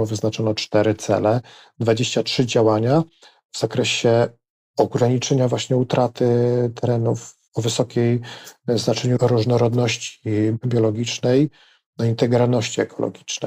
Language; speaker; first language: Polish; native; Polish